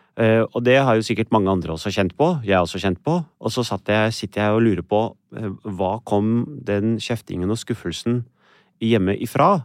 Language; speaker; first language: Norwegian; early bilingual, other home language; Urdu